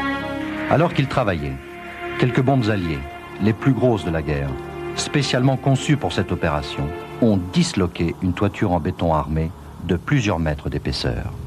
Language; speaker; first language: French; native; French